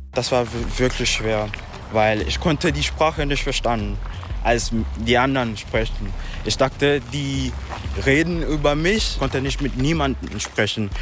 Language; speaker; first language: German; non-native, learner; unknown